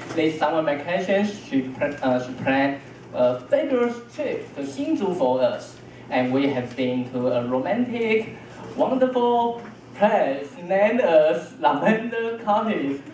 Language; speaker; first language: English; non-native, fluent; Chinese